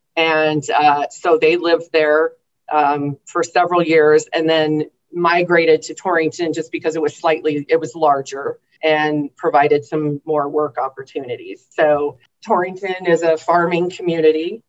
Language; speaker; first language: English; native; English